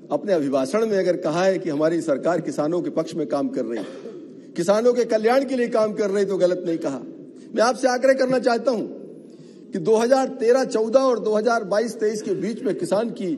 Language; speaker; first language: Hindi; native; Hindi